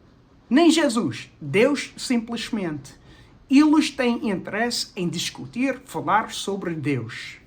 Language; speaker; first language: Portuguese; non-native, fluent; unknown